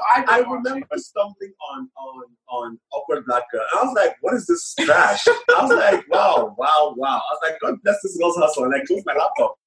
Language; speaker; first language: English; non-native, local second language; Yoruba